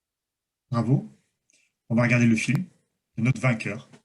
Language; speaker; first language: French; native; French